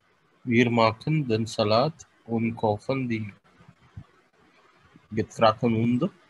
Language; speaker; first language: German; non-native, learner; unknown